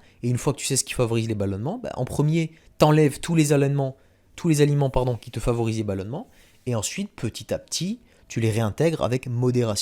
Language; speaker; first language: French; native; French